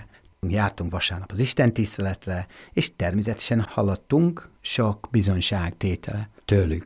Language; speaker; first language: Hungarian; non-native, fluent; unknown